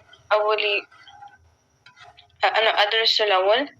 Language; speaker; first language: Arabic; non-native, learner; Urdu